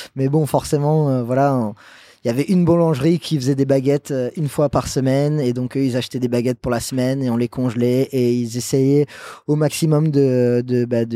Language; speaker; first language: French; non-native, fluent; English